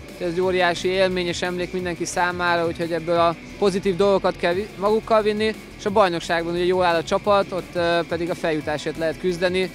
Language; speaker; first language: Hungarian; native; Hungarian